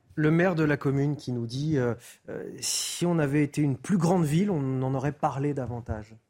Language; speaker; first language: French; native; French